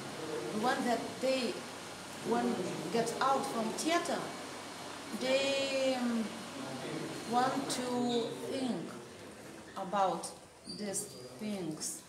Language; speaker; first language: English; non-native, learner; Lithuanian